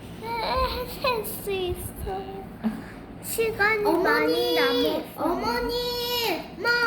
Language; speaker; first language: Korean; early bilingual, heritage; Korean